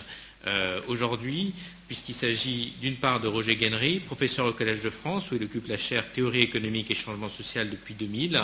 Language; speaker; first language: French; native; French